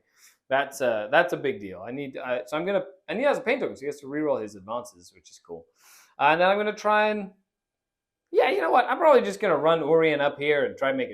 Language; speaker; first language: English; native; English